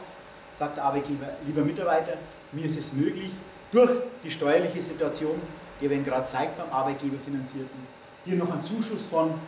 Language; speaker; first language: German; native; German